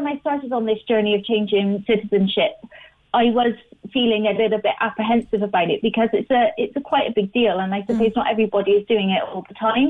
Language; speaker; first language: English; native; English